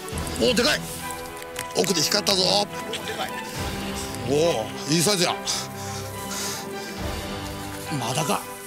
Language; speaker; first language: Japanese; native; Japanese